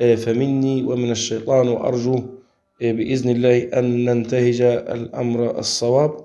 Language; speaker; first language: Arabic; native; Arabic